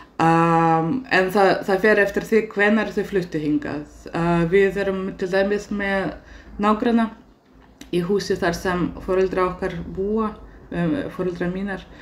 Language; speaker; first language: Icelandic; non-native, fluent; Russian